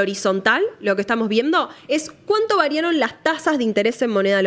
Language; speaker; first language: Spanish; native; Spanish